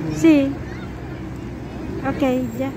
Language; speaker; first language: Spanish; non-native, learner; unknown